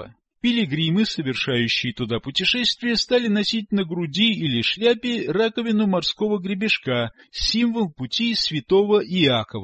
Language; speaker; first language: Russian; native; Russian